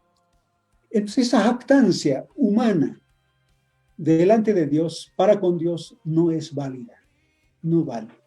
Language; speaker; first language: Spanish; native; Spanish